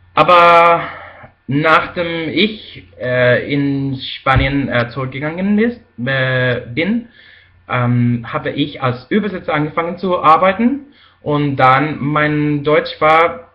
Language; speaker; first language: German; non-native, fluent; Spanish